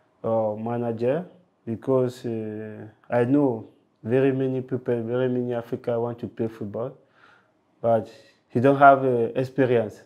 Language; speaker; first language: English; non-native, local second language; French